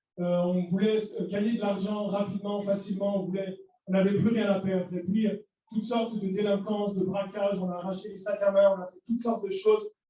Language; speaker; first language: French; early bilingual, other home language; Arabic